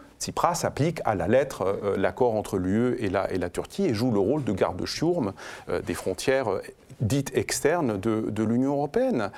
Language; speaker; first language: French; non-native, fluent; Greek